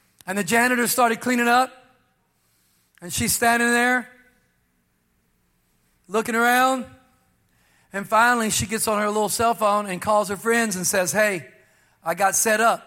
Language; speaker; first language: English; native; English